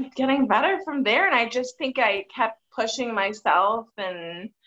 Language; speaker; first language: English; native; English